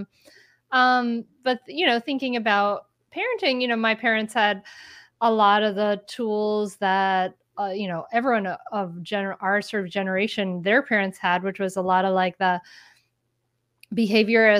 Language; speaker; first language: English; native; English